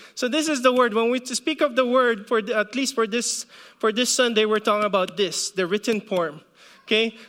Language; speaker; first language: English; non-native, local second language; Filipino